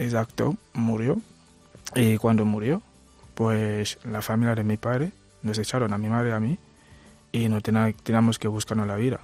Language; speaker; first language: Spanish; non-native, fluent; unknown